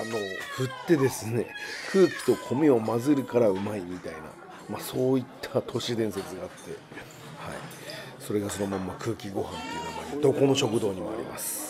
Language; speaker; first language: Japanese; early bilingual, heritage; Japanese